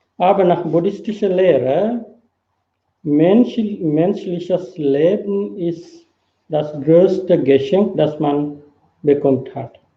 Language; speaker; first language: German; non-native, fluent; Sinhala